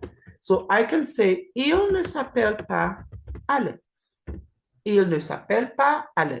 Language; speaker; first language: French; non-native, learner; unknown